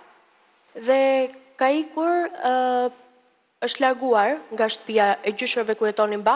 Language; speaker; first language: Albanian; early bilingual, heritage; Albanian